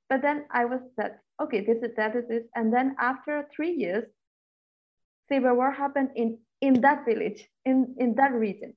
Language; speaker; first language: English; non-native, fluent; Burmese